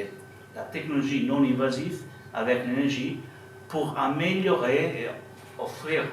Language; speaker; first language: French; non-native, fluent; Italian